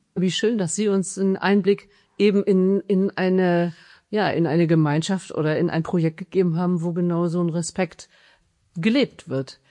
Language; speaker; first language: German; native; German